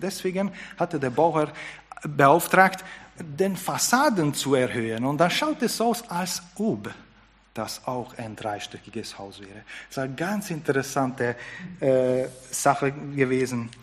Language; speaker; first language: German; non-native, fluent; Hungarian